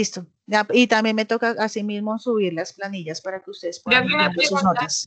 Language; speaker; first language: Spanish; native; Spanish